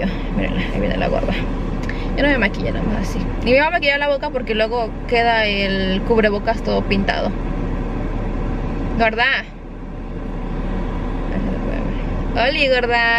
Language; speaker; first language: Spanish; native; Spanish